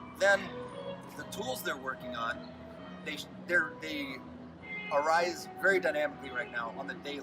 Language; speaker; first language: English; native; English